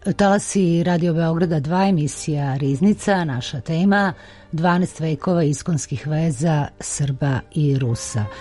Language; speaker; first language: Serbian; native; Serbian